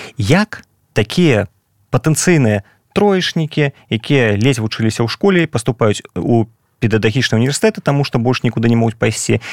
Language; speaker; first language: Belarusian; non-native, local second language; Russian